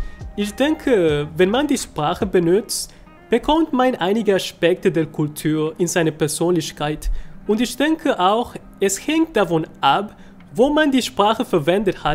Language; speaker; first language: German; non-native, fluent; Spanish